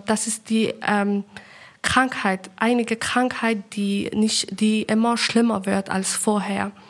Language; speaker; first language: German; non-native, learner; Persian